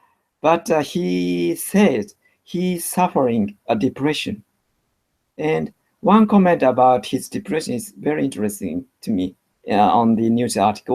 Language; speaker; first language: English; non-native, learner; Japanese